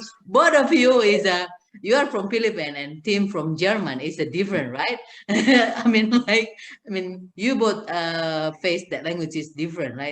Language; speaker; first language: English; non-native, fluent; Indonesian